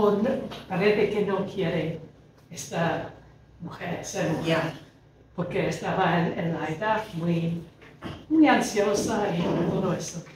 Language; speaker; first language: Spanish; non-native, fluent; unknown